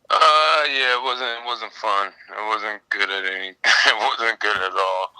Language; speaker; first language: English; native; English